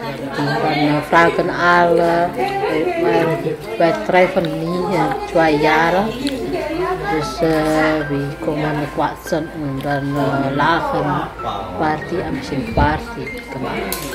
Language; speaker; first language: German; non-native, learner; Indonesian